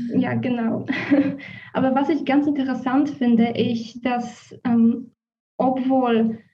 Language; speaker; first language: German; non-native, fluent; Polish